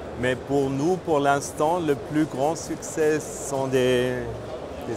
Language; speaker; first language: French; non-native, fluent; German